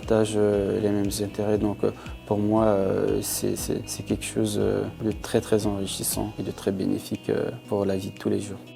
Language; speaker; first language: French; non-native, local second language; Fula